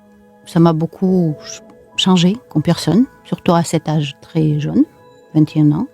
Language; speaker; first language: French; non-native, fluent; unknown